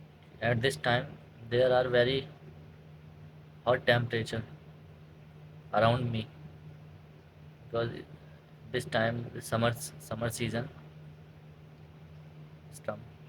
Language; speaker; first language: English; non-native, learner; Hindi